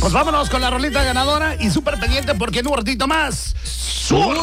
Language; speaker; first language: Spanish; native; Spanish